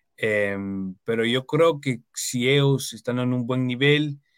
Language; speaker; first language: Spanish; early bilingual, heritage; Spanish